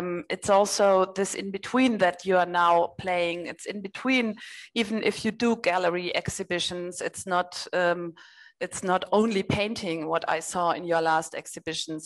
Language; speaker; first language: English; non-native, fluent; German